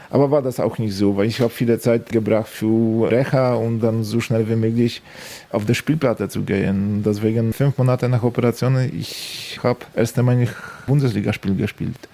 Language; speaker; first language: German; non-native, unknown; Polish